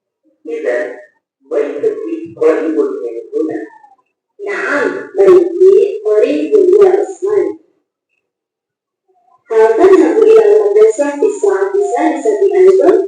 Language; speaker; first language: Arabic; non-native, learner; Indonesian